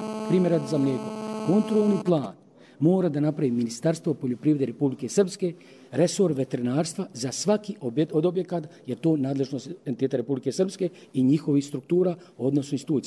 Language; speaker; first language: Croatian; native; Croatian